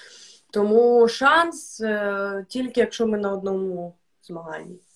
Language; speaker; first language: Ukrainian; non-native, local second language; Russian